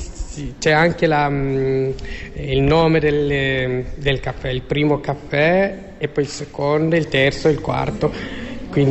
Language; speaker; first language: Italian; non-native, learner; Tigrinya